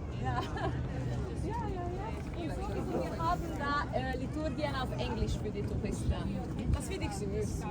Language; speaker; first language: German; non-native, fluent; Hungarian